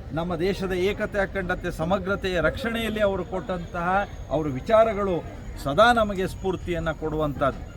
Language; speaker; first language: Kannada; native; Kannada